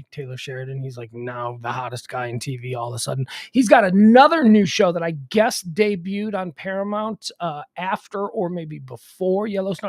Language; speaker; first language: English; native; English